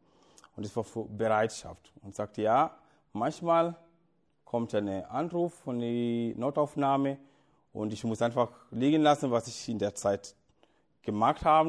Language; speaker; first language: German; non-native, fluent; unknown